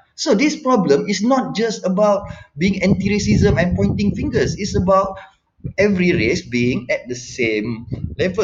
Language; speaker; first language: English; non-native, local second language; Malay